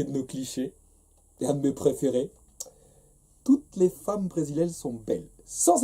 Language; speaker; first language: French; native; French